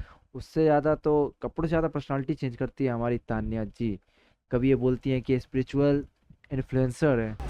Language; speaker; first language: Hindi; native; Hindi